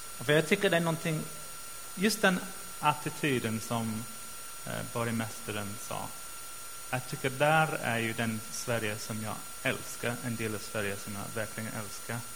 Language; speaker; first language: Swedish; non-native, fluent; English